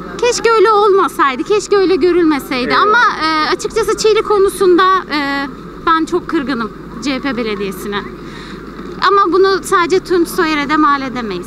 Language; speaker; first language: Turkish; native; Turkish